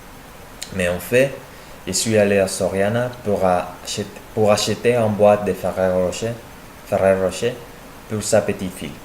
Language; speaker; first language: French; non-native, learner; Spanish